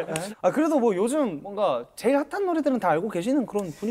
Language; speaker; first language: Korean; native; Korean